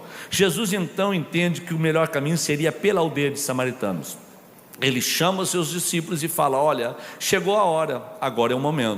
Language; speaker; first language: Portuguese; native; Portuguese